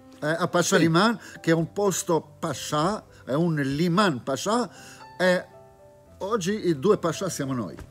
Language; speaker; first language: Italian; non-native, fluent; Albanian